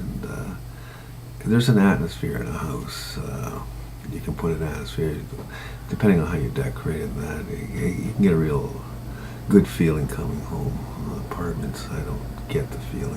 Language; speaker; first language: English; native; English